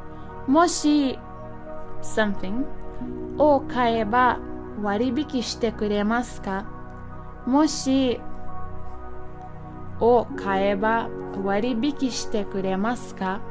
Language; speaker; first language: Japanese; non-native, fluent; English